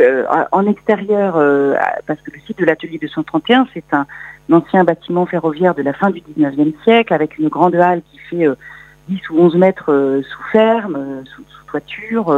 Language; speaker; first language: French; native; French